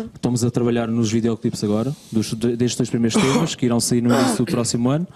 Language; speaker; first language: Portuguese; early bilingual, heritage; Portuguese